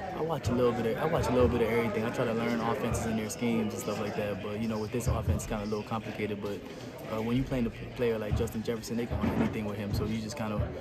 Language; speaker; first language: English; native; English